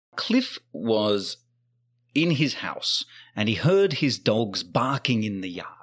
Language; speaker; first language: English; native; English